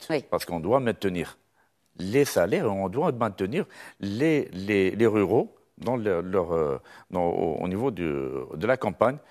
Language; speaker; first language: French; non-native, local second language; Arabic